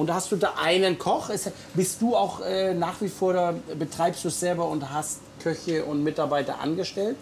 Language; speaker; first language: German; native; German